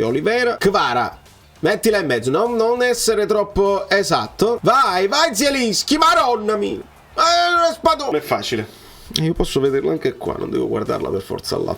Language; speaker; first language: Italian; native; Italian